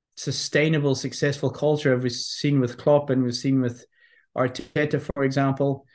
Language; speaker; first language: English; native; English